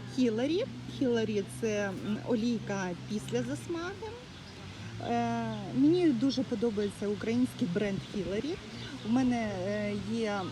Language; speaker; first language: Ukrainian; non-native, local second language; Russian